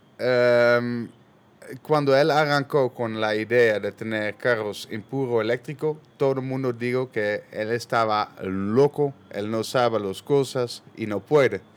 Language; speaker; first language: Spanish; non-native, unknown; Dutch